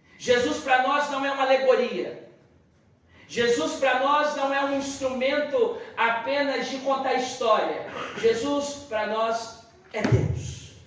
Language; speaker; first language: Portuguese; native; Portuguese